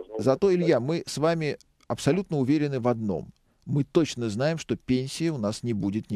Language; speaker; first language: Russian; native; Russian